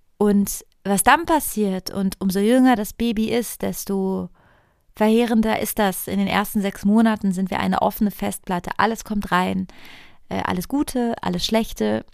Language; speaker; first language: German; non-native, fluent; Italian